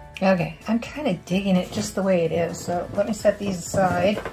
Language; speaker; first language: English; native; English